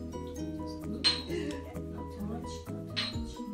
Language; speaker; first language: English; non-native, learner; Japanese